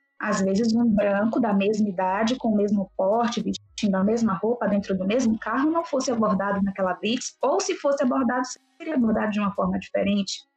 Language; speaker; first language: Portuguese; native; Portuguese